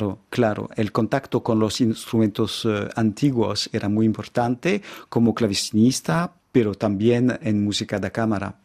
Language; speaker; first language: Spanish; non-native, fluent; French